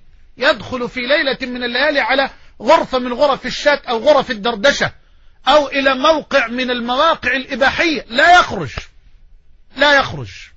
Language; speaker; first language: Arabic; native; Arabic